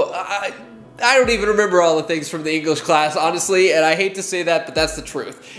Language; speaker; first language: English; native; English